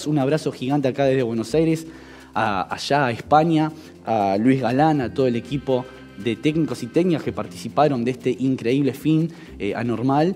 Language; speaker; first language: Spanish; native; Spanish